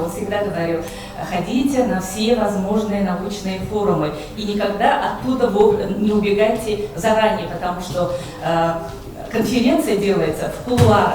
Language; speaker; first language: Russian; native; Russian